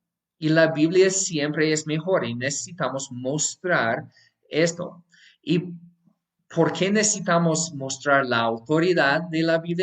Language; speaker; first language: Spanish; non-native, fluent; English